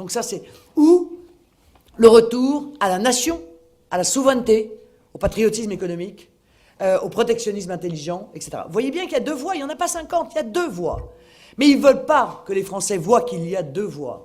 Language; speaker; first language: French; native; French